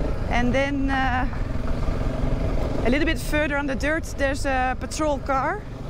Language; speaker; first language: English; non-native, fluent; Dutch